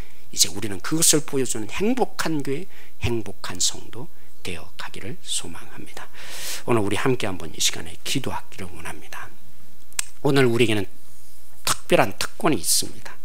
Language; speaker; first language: Korean; native; Korean